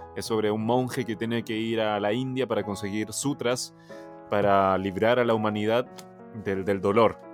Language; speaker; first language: Spanish; early bilingual, other home language; Chinese